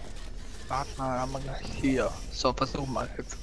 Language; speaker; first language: German; native; German